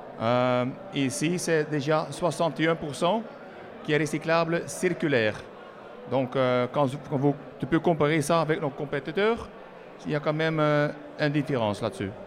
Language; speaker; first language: French; non-native, learner; Dutch